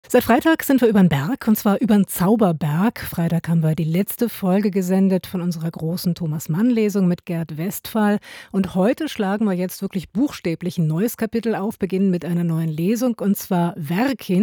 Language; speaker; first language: German; native; German